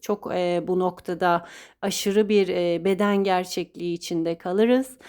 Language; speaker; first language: Turkish; native; Turkish